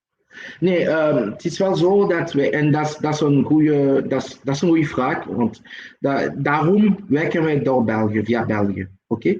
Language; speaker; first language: Dutch; non-native, local second language; French